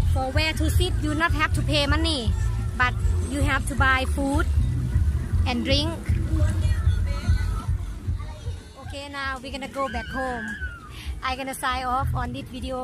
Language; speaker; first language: English; non-native, learner; Thai